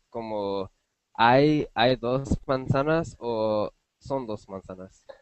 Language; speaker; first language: Spanish; non-native, learner; English